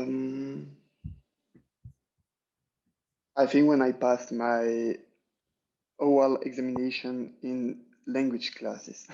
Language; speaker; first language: English; non-native, learner; French